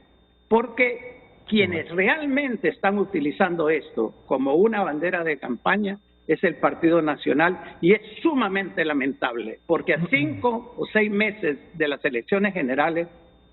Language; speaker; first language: Spanish; native; Spanish